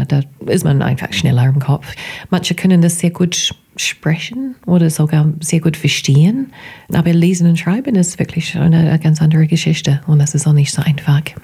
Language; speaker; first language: German; non-native, fluent; English